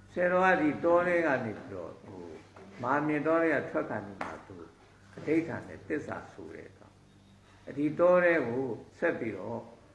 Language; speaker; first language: Burmese; native; Burmese